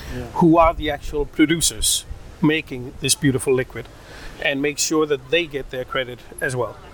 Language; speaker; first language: English; non-native, fluent; Danish